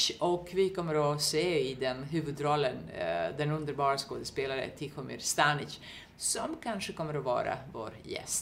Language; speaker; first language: Swedish; non-native, fluent; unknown